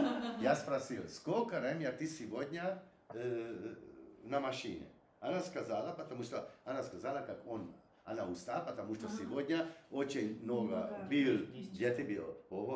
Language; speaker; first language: Russian; non-native, learner; Hungarian